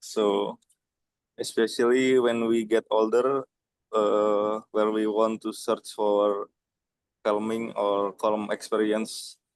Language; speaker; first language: English; non-native, learner; Indonesian